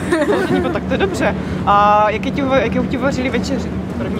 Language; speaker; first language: Czech; native; Czech